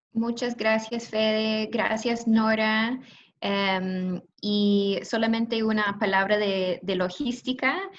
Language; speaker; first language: Spanish; non-native, fluent; English